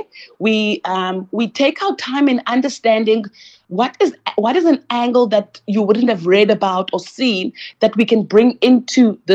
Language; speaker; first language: English; non-native, local second language; Xhosa